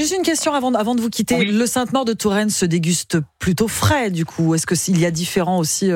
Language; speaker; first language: French; native; French